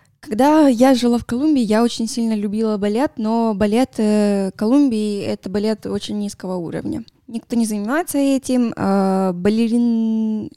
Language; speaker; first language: Russian; non-native, fluent; Spanish